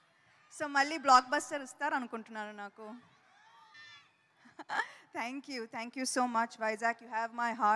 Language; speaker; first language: Telugu; non-native, fluent; Tamil